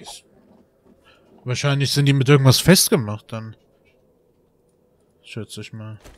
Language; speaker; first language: German; native; German